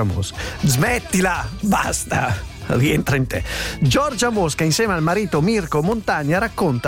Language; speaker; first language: Italian; native; Italian